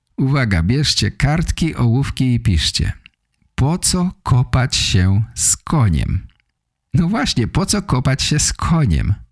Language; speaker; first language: Polish; native; Polish